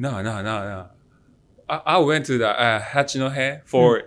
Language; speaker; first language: English; non-native, learner; Japanese